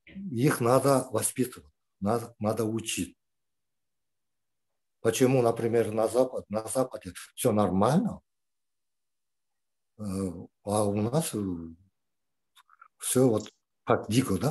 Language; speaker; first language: Russian; non-native, local second language; Kyrgyz